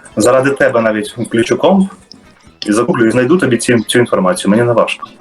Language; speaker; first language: Ukrainian; native; Ukrainian